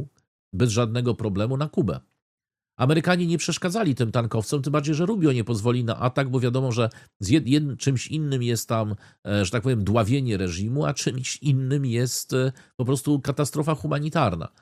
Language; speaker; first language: Polish; native; Polish